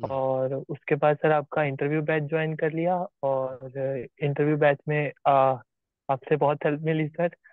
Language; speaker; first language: Hindi; native; Hindi